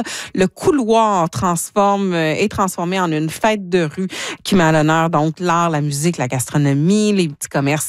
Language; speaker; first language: French; native; French